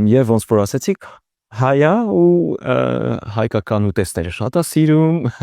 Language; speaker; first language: Armenian; early bilingual, heritage; Armenian